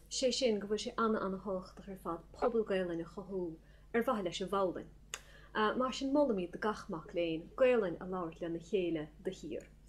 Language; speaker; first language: Irish; native; Irish